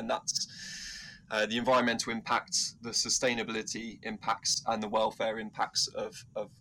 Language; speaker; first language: English; native; English